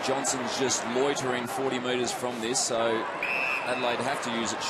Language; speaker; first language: English; native; English